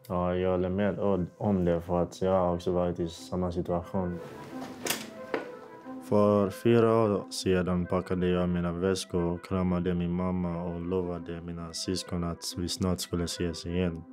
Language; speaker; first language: Swedish; non-native, fluent; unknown